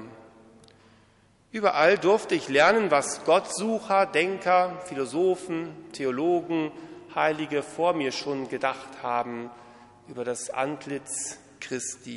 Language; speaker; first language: German; native; German